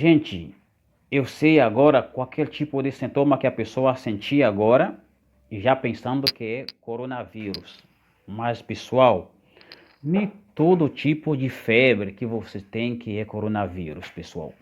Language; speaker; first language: Portuguese; non-native, fluent; Haitian Creole